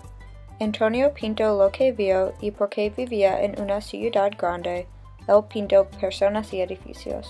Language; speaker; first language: Spanish; non-native, learner; English